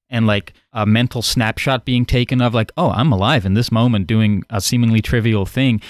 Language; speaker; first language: English; non-native, fluent; Dutch